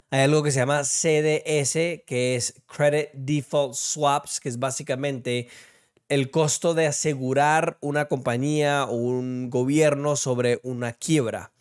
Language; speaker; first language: Spanish; early bilingual, heritage; Spanish